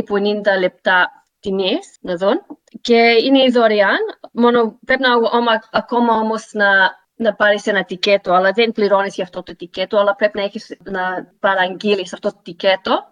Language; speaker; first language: Greek; early bilingual, heritage; Greek